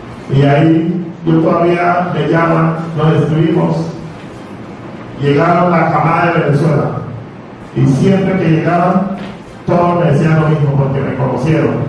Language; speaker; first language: Spanish; native; Spanish